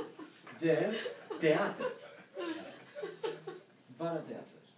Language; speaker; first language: Swedish; non-native, learner; English